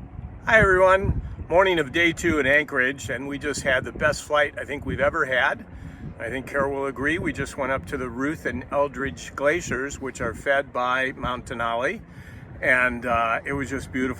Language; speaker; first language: English; native; English